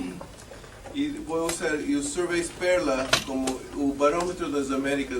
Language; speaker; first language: Portuguese; non-native, fluent; English